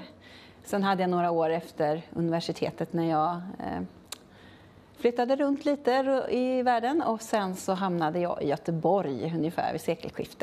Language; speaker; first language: Swedish; native; Swedish